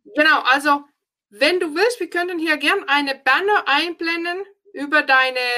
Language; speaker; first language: German; non-native, fluent; Finnish